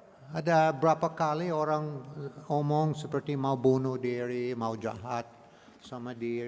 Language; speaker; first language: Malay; non-native, learner; English